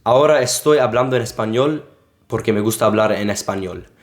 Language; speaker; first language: Spanish; non-native, fluent; English